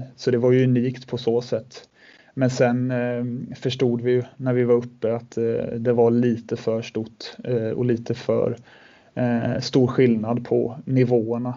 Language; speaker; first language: Swedish; native; Swedish